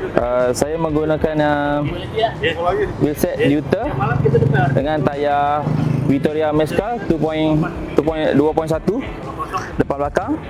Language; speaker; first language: Malay; native; Malay